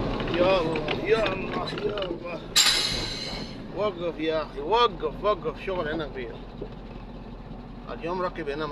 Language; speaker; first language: Arabic; non-native, fluent; Urdu